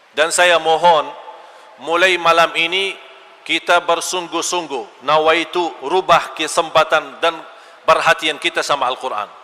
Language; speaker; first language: Malay; non-native, fluent; Arabic